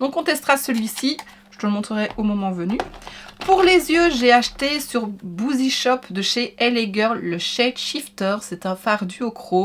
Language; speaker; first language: French; native; French